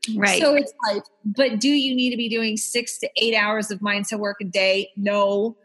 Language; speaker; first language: English; native; English